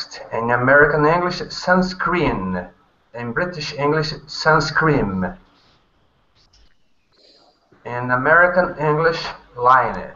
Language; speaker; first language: English; non-native, fluent; Portuguese